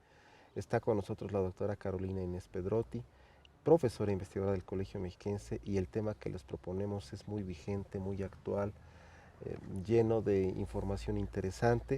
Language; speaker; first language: Spanish; native; Spanish